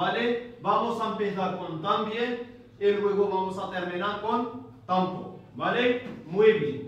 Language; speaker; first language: Spanish; non-native, fluent; Arabic